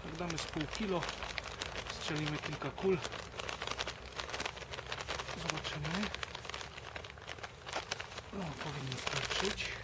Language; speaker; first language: Polish; native; Polish